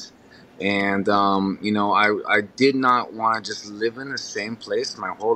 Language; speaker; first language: English; native; English